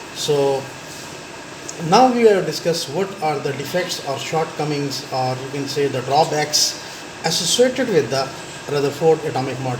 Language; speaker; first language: English; non-native, local second language; Pashto